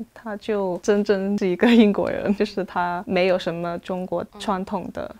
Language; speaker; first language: Chinese; non-native, fluent; Cantonese